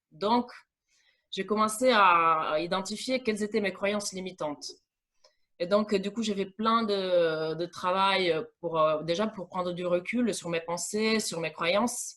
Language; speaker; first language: French; non-native, fluent; Italian